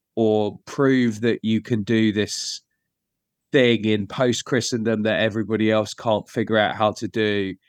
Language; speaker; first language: English; native; English